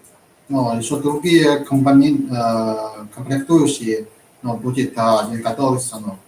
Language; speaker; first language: Russian; non-native, learner; Chinese